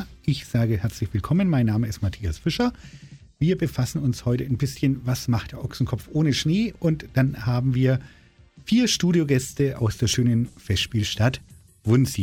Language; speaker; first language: German; native; German